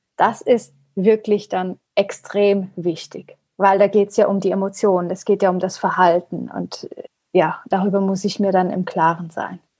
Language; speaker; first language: German; early bilingual, other home language; Persian